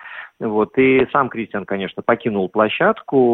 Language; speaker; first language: Russian; native; Russian